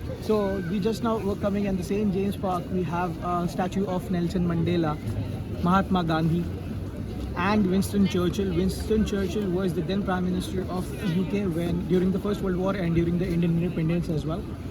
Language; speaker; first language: English; non-native, local second language; Hindi